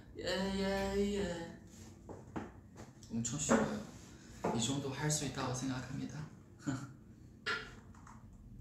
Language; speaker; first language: Korean; non-native, fluent; Chinese